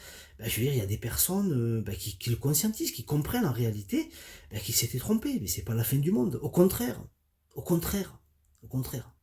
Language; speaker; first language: French; native; French